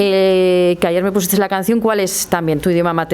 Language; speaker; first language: Spanish; native; Spanish